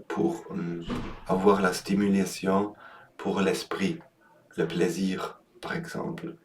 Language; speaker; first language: French; non-native, learner; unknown